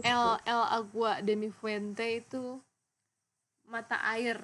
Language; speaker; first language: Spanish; non-native, learner; Indonesian